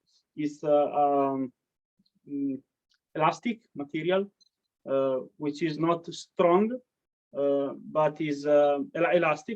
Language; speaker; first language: English; non-native, learner; Italian